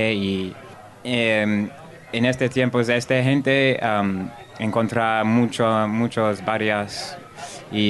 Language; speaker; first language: Spanish; non-native, learner; English